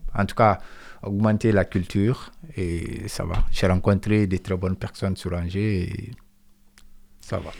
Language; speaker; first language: French; non-native, local second language; Mandingo